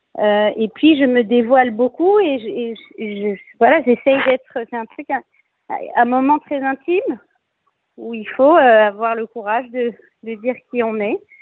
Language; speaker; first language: French; native; French